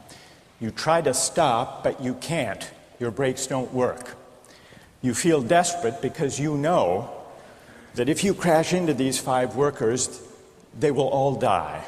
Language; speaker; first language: English; native; English